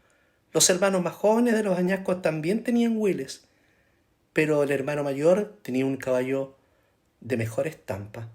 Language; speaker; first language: Spanish; native; Spanish